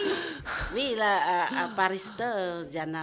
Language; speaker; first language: French; non-native, learner; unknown